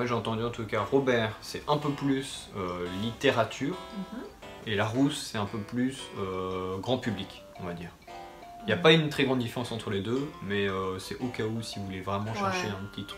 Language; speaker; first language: French; native; French